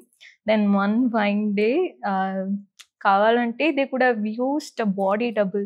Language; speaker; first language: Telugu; non-native, learner; Tamil